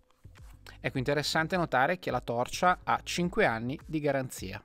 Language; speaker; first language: Italian; native; Italian